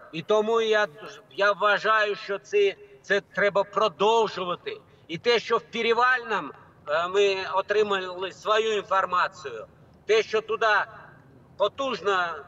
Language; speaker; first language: Ukrainian; non-native, local second language; Crimean Tatar